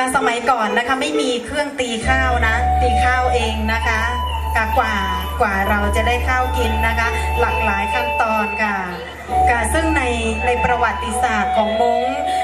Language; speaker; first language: Thai; non-native, local second language; Hmong